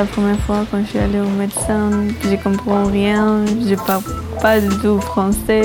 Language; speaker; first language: French; non-native, learner; Romanian